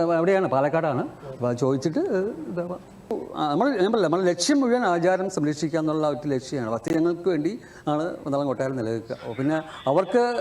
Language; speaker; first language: Malayalam; native; Malayalam